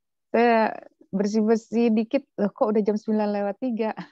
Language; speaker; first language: Indonesian; native; Indonesian